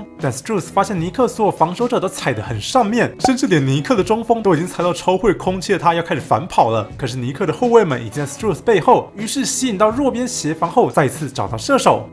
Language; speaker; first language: Chinese; native; Chinese